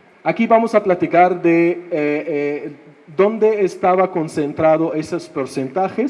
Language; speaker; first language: Spanish; non-native, fluent; Arabic